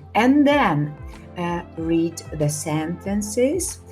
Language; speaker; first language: English; non-native, fluent; Polish